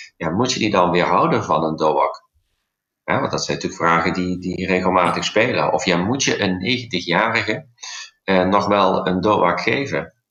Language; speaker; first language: Dutch; non-native, local second language; Limburgish